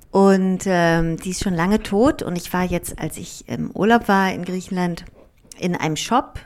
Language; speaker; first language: German; early bilingual, other home language; Greek